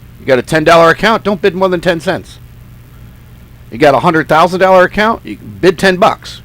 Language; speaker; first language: English; native; English